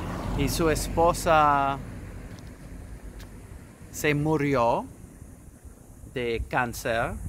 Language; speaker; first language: Spanish; non-native, fluent; English